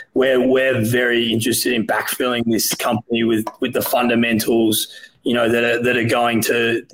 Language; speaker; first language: English; native; English